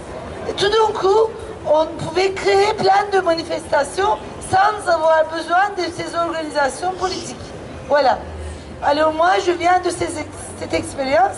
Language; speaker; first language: French; non-native, fluent; Turkish